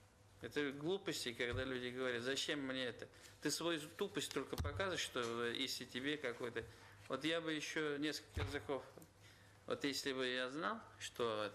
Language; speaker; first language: Russian; non-native, local second language; Tatar